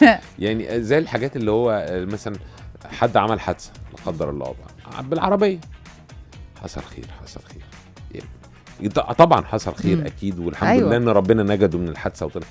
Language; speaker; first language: Arabic; native; Arabic